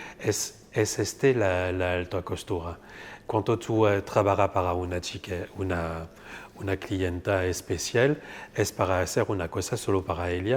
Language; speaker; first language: Spanish; non-native, fluent; French